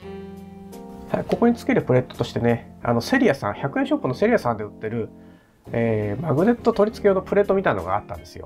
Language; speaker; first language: Japanese; native; Japanese